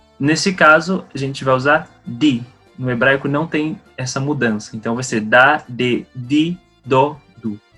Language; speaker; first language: Portuguese; native; Portuguese